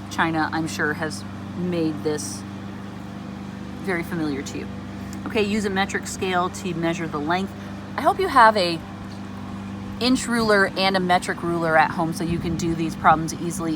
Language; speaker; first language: English; native; English